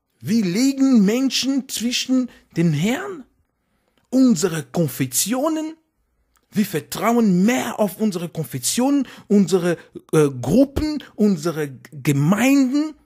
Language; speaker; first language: German; non-native, fluent; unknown